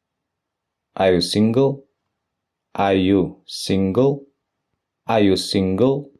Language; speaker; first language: English; non-native, fluent; Russian